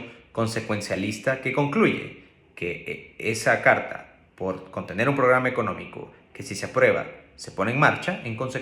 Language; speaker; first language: Spanish; native; Spanish